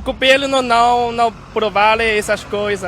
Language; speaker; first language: Portuguese; non-native, learner; Chinese